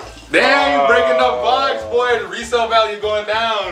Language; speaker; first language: English; early bilingual, other home language; Spanish